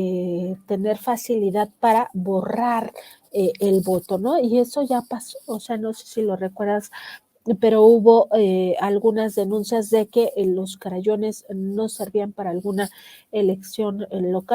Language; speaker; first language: Spanish; native; Spanish